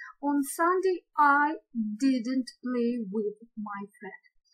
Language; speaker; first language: English; non-native, fluent; Ukrainian